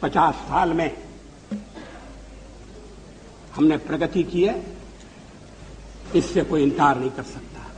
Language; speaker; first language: Hindi; native; Hindi